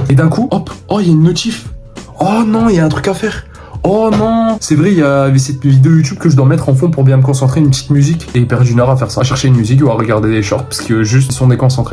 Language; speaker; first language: French; native; French